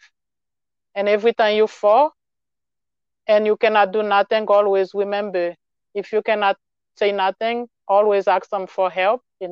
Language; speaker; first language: English; non-native, learner; Haitian Creole